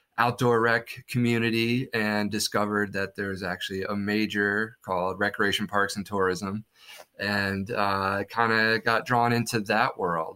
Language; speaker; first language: English; native; English